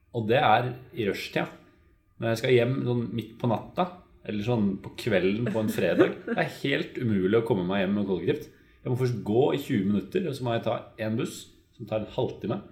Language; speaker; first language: Norwegian; native; Norwegian